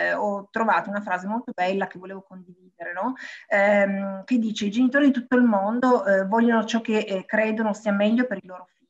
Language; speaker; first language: Italian; non-native, fluent; Arabic